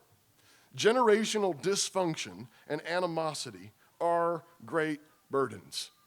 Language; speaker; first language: English; native; English